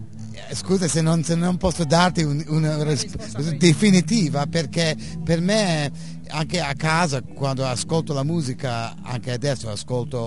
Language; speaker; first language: Italian; non-native, fluent; English